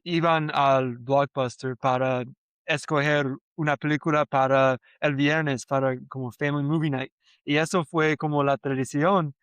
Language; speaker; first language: Spanish; non-native, learner; English